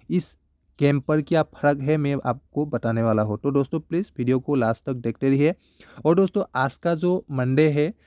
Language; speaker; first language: Hindi; non-native, local second language; Bangla